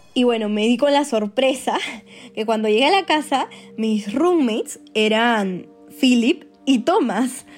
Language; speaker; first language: Spanish; native; Spanish